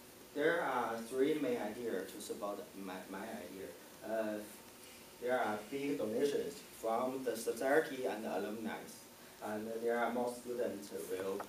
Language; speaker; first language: English; non-native, learner; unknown